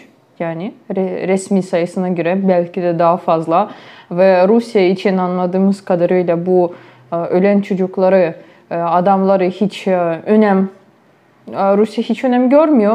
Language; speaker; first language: Turkish; non-native, fluent; Ukrainian